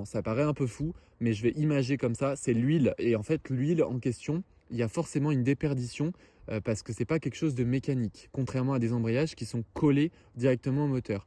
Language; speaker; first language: French; native; French